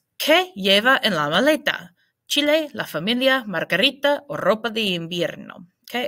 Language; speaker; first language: Spanish; non-native, fluent; English